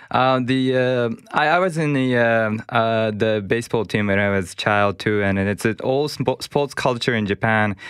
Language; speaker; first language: English; non-native, learner; Japanese